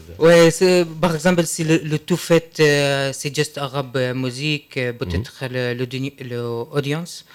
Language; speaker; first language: French; non-native, learner; Arabic